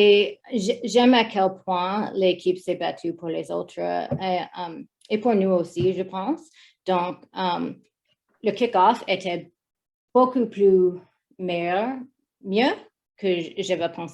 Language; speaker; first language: French; non-native, learner; English